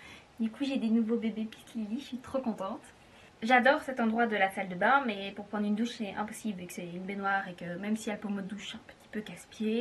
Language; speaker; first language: French; native; French